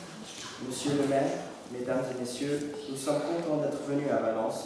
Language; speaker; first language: French; non-native, learner; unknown